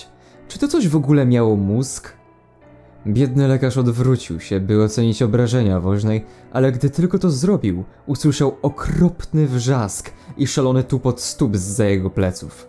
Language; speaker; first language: Polish; native; Polish